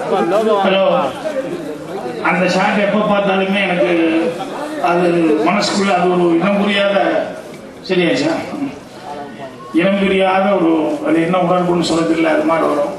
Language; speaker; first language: Tamil; native; Tamil